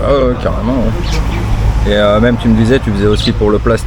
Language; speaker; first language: French; native; French